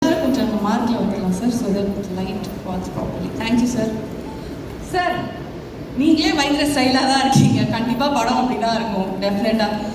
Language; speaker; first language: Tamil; native; Tamil